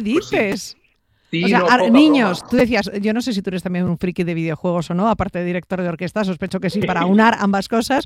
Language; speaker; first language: Spanish; native; Spanish